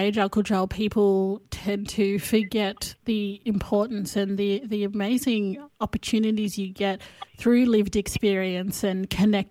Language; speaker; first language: English; native; English